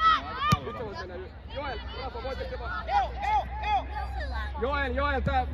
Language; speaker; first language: Finnish; native; Finnish